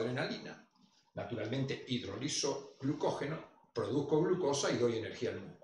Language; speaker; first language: Spanish; native; Spanish